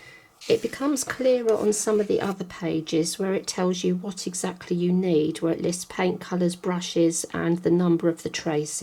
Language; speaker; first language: English; native; English